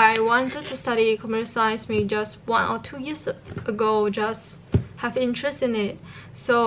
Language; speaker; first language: English; non-native, local second language; Chinese